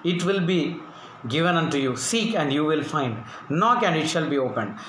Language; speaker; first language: English; non-native, local second language; Telugu